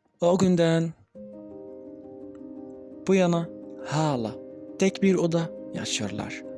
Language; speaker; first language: Turkish; non-native, learner; Arabic